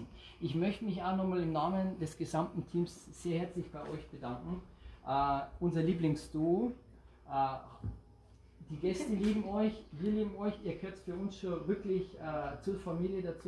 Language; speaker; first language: German; native; German